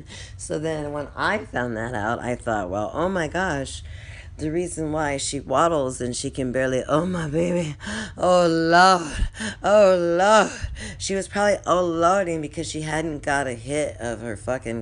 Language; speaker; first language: English; native; English